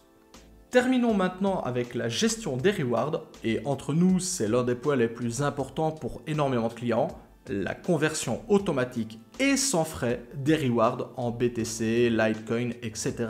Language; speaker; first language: French; native; French